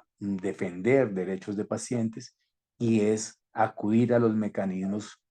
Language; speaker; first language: Spanish; native; Spanish